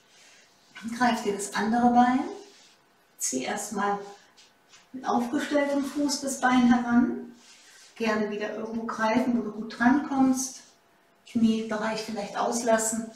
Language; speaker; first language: German; native; German